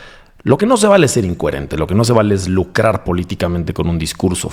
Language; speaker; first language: Spanish; native; Spanish